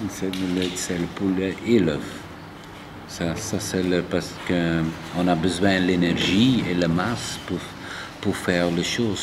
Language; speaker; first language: French; non-native, local second language; Dutch